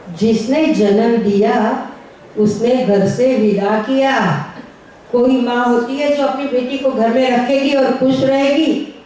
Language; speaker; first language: Hindi; non-native, local second language; Gujarati